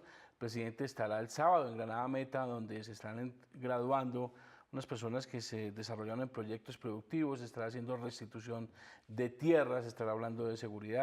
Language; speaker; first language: Spanish; native; Spanish